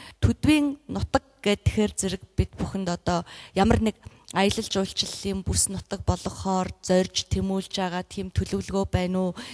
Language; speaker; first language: Mongolian; native; Mongolian